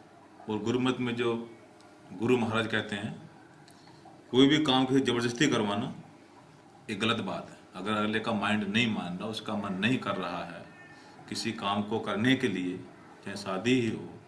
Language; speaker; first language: Hindi; non-native, local second language; Punjabi